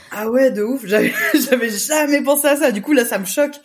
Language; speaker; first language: French; early bilingual, other home language; Portuguese